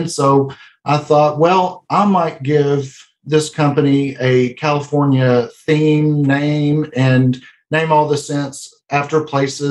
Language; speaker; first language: English; native; English